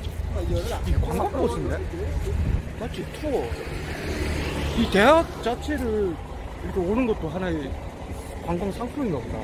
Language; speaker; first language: Korean; native; Korean